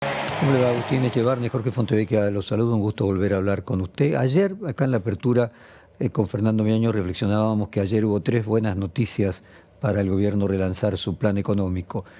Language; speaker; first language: Spanish; native; Spanish